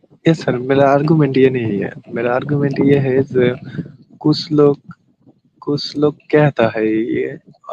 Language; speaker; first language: Hindi; non-native, learner; Bangla